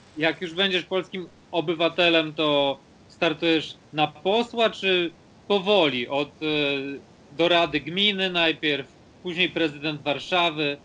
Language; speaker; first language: Polish; native; Polish